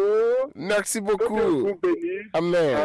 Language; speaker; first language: French; non-native, fluent; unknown